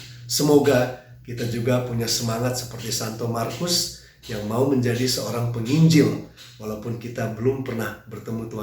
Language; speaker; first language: Indonesian; native; Indonesian